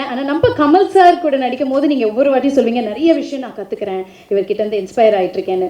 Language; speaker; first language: Tamil; native; Tamil